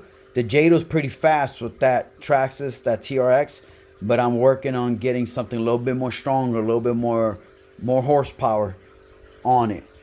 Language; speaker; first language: English; native; English